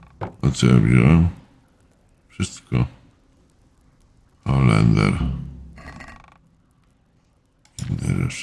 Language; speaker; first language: Polish; native; Polish